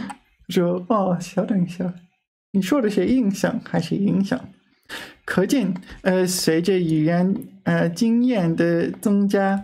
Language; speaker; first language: Chinese; non-native, fluent; English